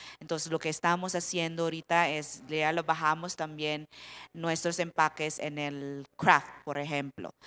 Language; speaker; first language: Spanish; non-native, fluent; Filipino